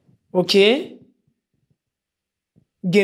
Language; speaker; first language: German; non-native, fluent; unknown